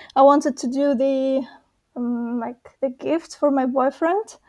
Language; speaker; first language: English; non-native, fluent; Russian